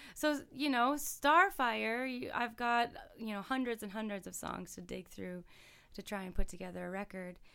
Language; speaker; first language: English; native; English